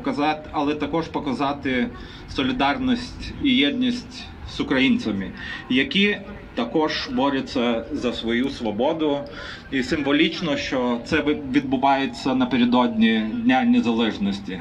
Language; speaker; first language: Ukrainian; non-native, fluent; Lithuanian